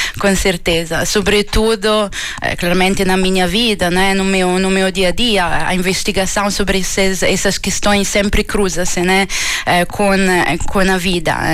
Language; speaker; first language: Portuguese; non-native, fluent; Italian